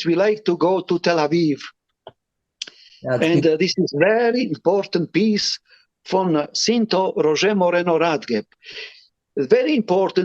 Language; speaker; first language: English; non-native, learner; Romany